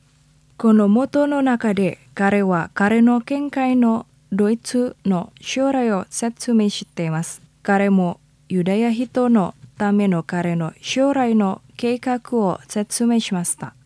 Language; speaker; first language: Japanese; non-native, fluent; Indonesian